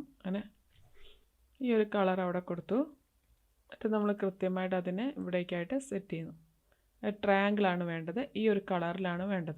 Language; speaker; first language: Malayalam; native; Malayalam